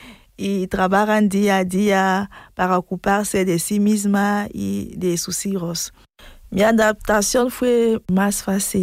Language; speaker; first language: Spanish; non-native, fluent; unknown